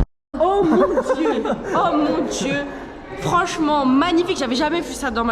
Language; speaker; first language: French; native; French